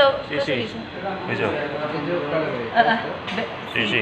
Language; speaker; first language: Italian; non-native, learner; Indonesian